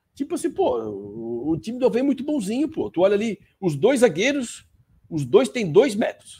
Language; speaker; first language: Portuguese; native; Portuguese